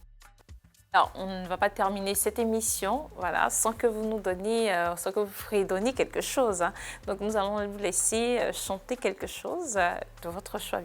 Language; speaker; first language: French; native; French